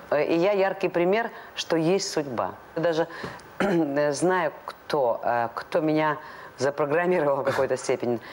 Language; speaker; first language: Russian; non-native, local second language; Latvian